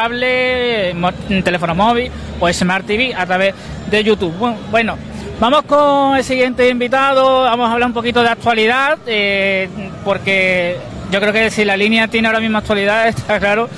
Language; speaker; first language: Spanish; native; Spanish